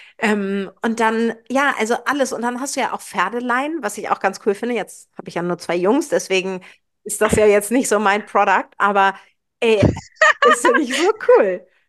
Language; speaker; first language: German; native; German